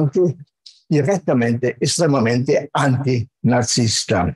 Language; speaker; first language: Italian; non-native, fluent; German